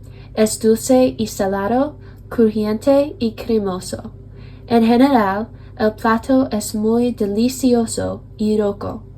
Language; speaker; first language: Spanish; non-native, learner; English